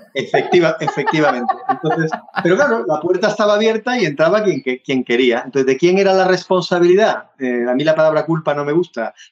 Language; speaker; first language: Spanish; native; Spanish